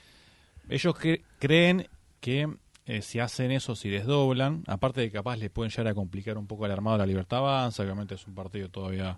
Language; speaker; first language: Spanish; native; Spanish